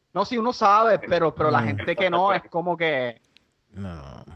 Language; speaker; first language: Spanish; non-native, local second language; English